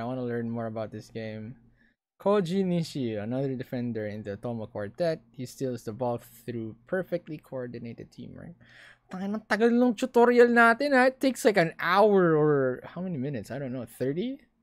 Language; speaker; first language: English; non-native, local second language; Filipino